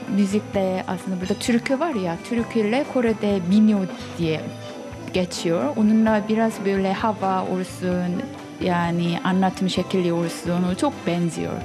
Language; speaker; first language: Turkish; non-native, fluent; Korean